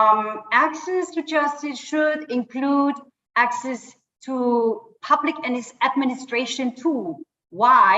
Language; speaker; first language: English; non-native, fluent; German